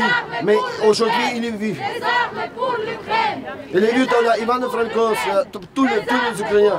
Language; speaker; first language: French; non-native, learner; Ukrainian